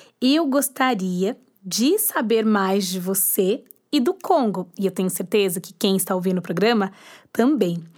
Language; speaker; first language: Portuguese; native; Portuguese